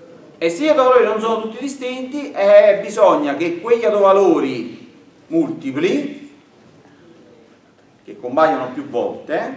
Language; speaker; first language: Italian; native; Italian